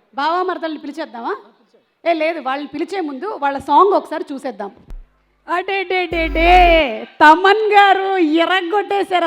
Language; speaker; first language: Telugu; native; Telugu